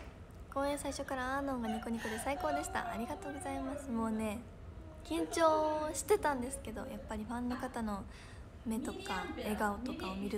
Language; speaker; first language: Japanese; native; Japanese